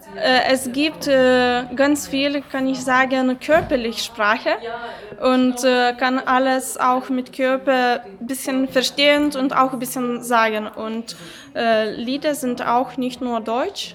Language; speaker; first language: German; non-native, learner; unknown